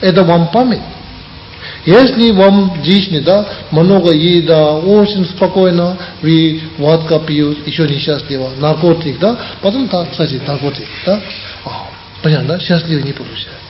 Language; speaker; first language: Russian; non-native, learner; Tibetan